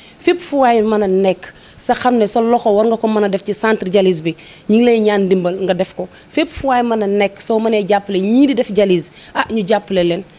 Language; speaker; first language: Wolof; native; Wolof